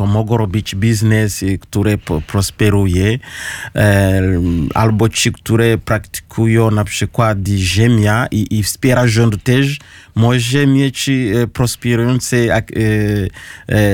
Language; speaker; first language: Polish; non-native, learner; Kinyarwanda